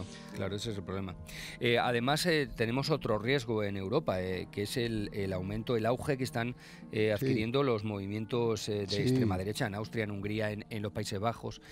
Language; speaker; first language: Spanish; native; Spanish